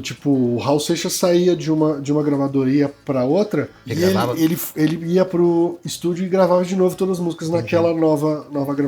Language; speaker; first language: Portuguese; native; Portuguese